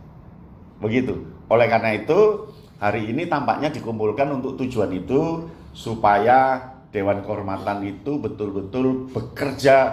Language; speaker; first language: Indonesian; native; Indonesian